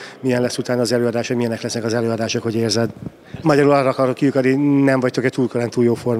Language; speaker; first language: Hungarian; native; Hungarian